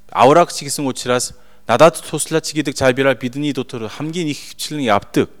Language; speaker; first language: Mongolian; non-native, fluent; Korean